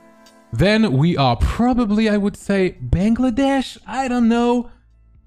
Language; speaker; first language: English; non-native, fluent; French